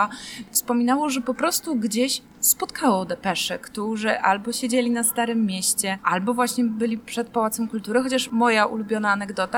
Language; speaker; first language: Polish; native; Polish